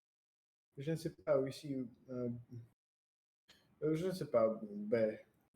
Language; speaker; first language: French; non-native, learner; Russian